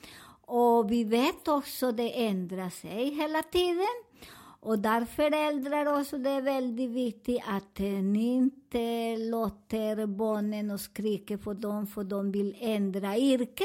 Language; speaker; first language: Swedish; non-native, learner; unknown